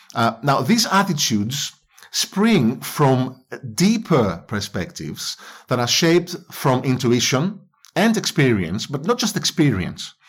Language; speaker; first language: English; non-native, fluent; Greek